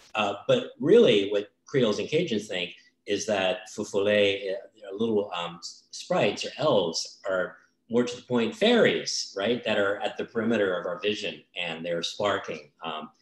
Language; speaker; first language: English; native; English